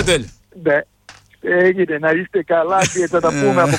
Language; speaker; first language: Greek; non-native, fluent; Serbian